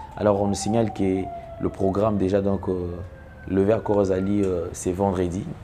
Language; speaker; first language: French; non-native, local second language; Lingala